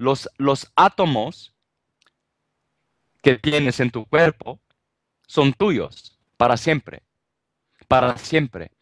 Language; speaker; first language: Spanish; non-native, fluent; Italian